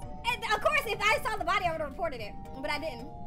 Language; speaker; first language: English; native; English